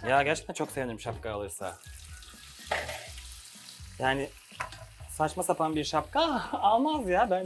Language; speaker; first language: Turkish; native; Turkish